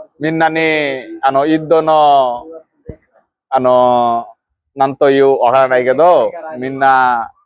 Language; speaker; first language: Japanese; non-native, learner; Bangla